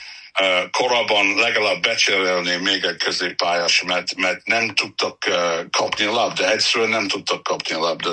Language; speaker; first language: Hungarian; non-native, learner; English